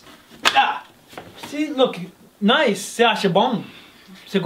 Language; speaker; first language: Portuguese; non-native, fluent; English